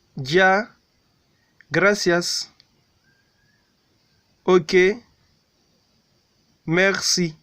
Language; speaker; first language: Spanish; non-native, learner; Haitian Creole